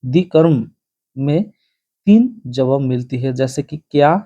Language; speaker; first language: Hindi; non-native, local second language; Bangla